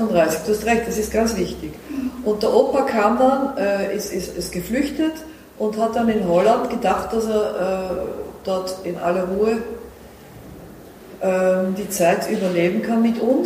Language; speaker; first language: German; non-native, fluent; Dutch